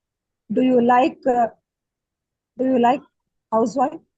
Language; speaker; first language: English; non-native, learner; Tamil